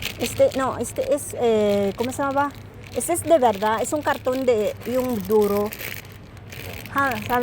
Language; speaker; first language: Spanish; non-native, learner; Filipino